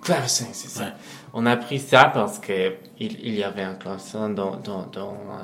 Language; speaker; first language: French; non-native, fluent; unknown